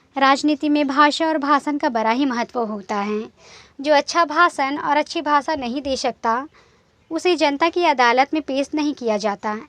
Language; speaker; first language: Hindi; native; Hindi